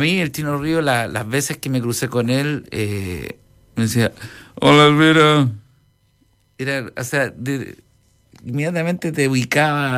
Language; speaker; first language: Spanish; native; Spanish